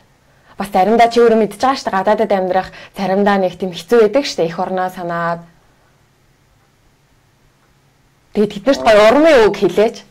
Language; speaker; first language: Mongolian; native; Mongolian